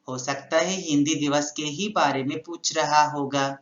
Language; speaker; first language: Hindi; non-native, local second language; Telugu